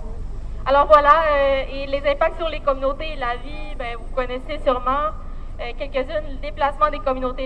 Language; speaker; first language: French; native; French